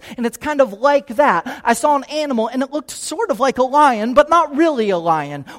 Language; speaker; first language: English; native; English